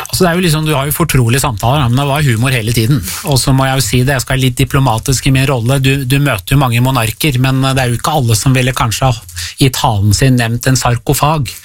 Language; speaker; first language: Norwegian; early bilingual, other home language; Persian